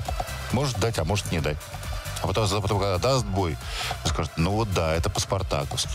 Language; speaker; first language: Russian; native; Russian